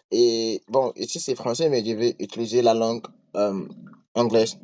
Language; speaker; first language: French; non-native, learner; English